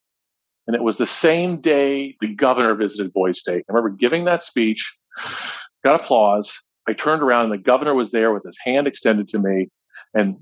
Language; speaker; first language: English; native; English